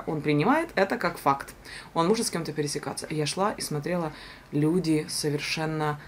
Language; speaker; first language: Russian; native; Russian